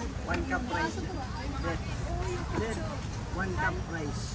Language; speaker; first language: English; non-native, local second language; Filipino